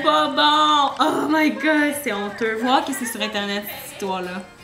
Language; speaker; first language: French; native; French